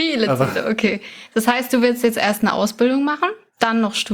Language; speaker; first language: German; native; German